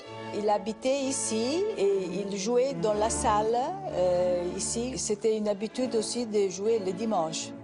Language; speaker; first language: French; non-native, fluent; Italian